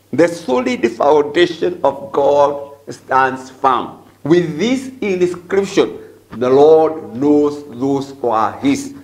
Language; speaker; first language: English; non-native, local second language; Swahili